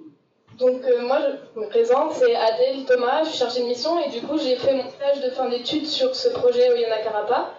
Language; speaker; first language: French; native; French